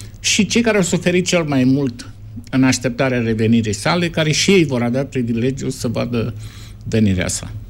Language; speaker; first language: Romanian; native; Romanian